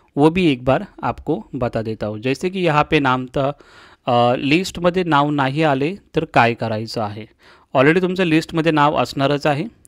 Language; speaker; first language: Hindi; non-native, local second language; Marathi